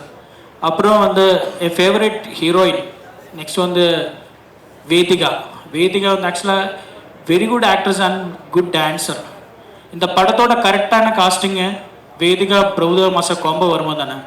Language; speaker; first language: Tamil; non-native, learner; Malayalam